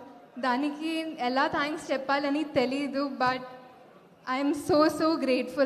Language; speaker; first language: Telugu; non-native, fluent; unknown